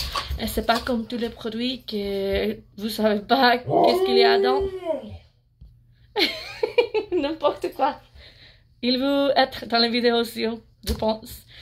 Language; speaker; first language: French; non-native, learner; English